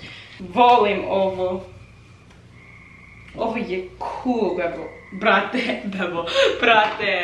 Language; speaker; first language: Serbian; non-native, learner; English